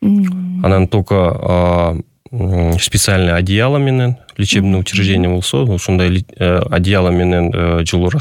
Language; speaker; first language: Kyrgyz; non-native, local second language; Russian